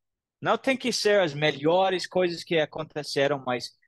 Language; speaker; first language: Portuguese; non-native, fluent; English